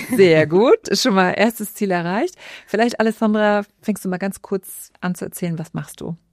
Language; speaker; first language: German; native; German